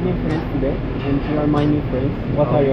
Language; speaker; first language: English; non-native, learner; Turkish